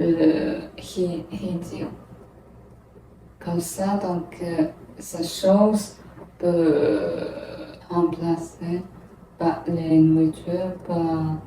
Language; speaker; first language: French; non-native, learner; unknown